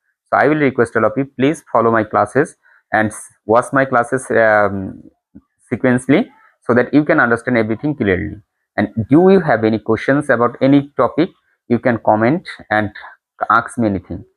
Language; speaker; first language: English; non-native, local second language; Bangla